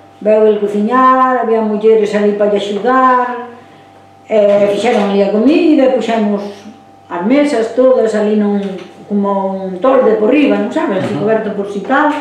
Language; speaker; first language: Galician; native; Galician